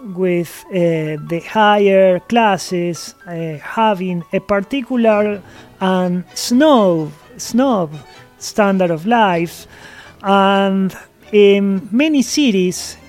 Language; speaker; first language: English; non-native, fluent; Spanish